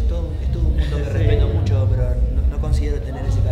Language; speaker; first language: Spanish; native; Spanish